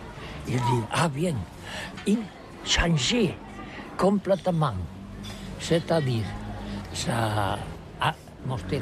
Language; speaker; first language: French; non-native, learner; Catalan